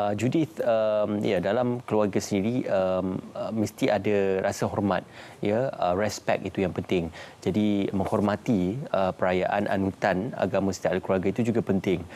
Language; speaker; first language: Malay; native; Malay